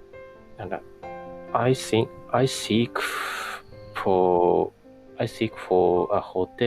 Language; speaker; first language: English; non-native, learner; Japanese